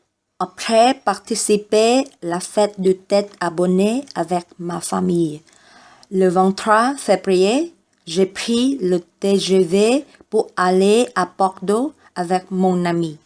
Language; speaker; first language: French; non-native, learner; Vietnamese